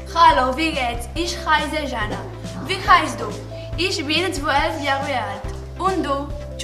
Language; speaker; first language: German; non-native, learner; Catalan